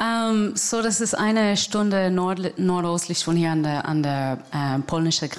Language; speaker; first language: German; non-native, learner; English